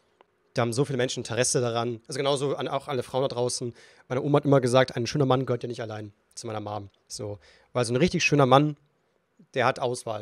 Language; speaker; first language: German; native; German